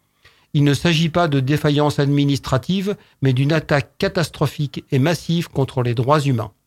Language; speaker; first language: French; native; French